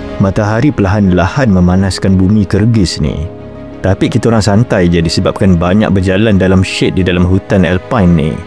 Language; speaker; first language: Malay; native; Malay